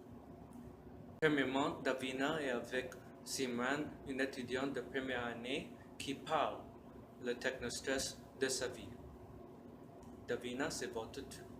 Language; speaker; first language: French; non-native, learner; English